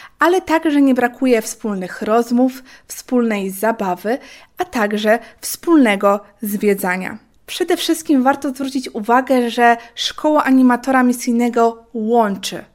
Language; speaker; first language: Polish; native; Polish